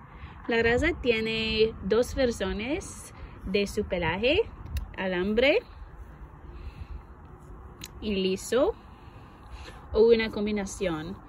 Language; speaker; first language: Spanish; non-native, learner; English